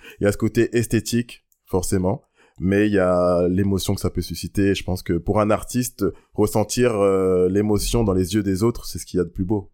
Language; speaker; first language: French; early bilingual, other home language; Lingala